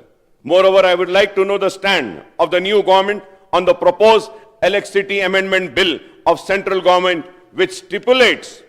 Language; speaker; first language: English; non-native, local second language; Urdu